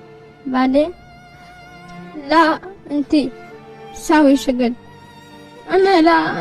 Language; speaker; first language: Arabic; non-native, learner; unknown